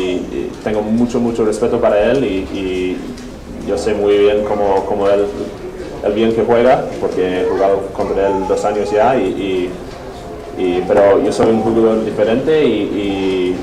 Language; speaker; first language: Spanish; non-native, fluent; English